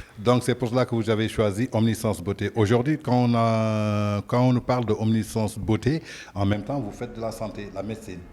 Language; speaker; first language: French; non-native, local second language; Wolof